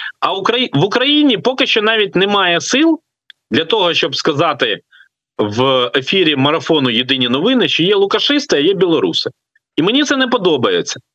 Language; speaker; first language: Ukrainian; native; Ukrainian